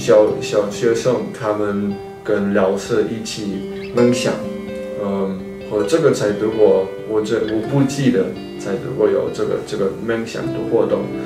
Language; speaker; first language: Chinese; non-native, fluent; German